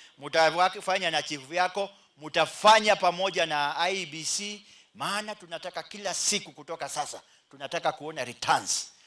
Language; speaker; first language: Swahili; native; Swahili